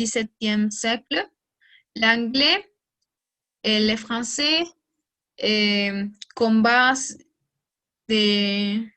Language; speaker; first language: French; non-native, learner; Spanish